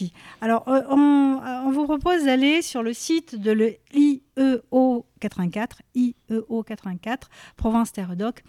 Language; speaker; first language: French; native; French